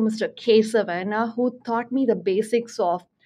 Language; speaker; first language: English; non-native, local second language; Tamil